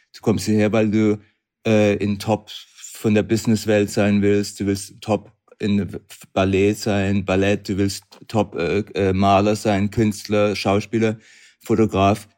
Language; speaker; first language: German; native; German